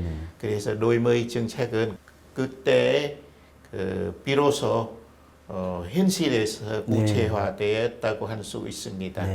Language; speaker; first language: Korean; non-native, fluent; Vietnamese